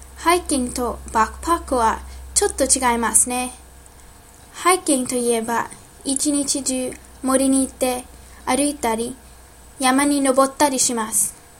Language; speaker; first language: Japanese; non-native, learner; English